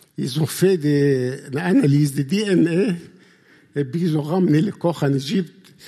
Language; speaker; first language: French; non-native, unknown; Arabic